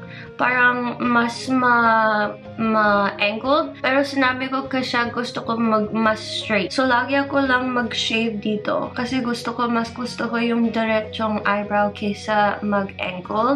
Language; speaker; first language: Filipino; non-native, learner; English